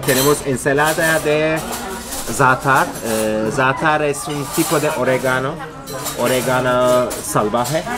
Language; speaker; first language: Spanish; non-native, fluent; Turkish